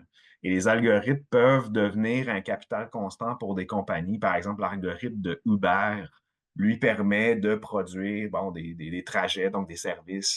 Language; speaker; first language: French; native; French